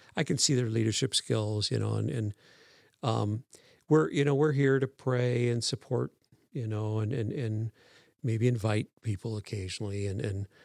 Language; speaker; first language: English; native; English